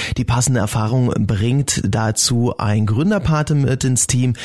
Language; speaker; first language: German; native; German